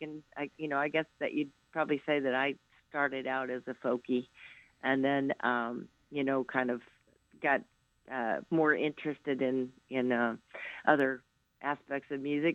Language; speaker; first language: English; native; English